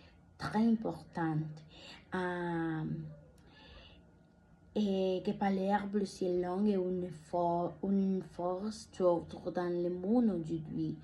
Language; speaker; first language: French; non-native, learner; Spanish